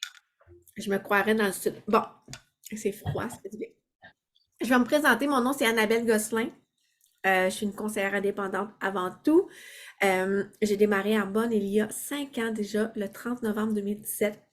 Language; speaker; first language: French; native; French